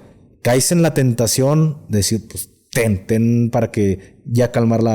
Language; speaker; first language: Spanish; native; Spanish